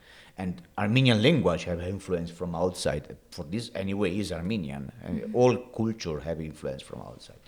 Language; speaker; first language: English; non-native, learner; Italian